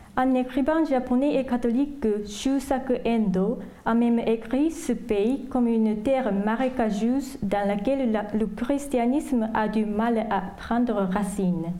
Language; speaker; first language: French; non-native, fluent; Japanese